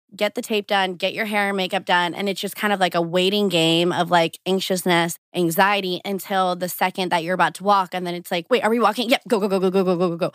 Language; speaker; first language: English; early bilingual, other home language; Portuguese